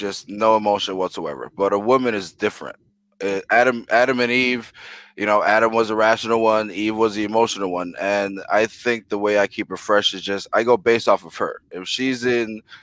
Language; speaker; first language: English; early bilingual, other home language; Spanish